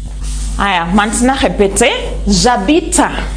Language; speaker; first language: French; non-native, fluent; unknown